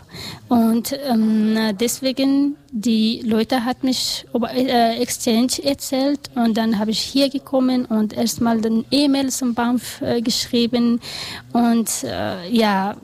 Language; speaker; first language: German; non-native, learner; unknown